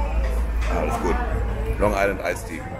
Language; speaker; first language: English; non-native, fluent; German